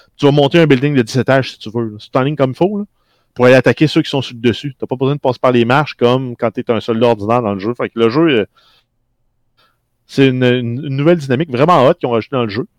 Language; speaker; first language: French; native; French